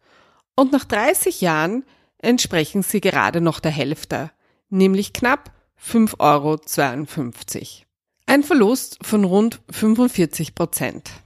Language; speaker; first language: German; native; German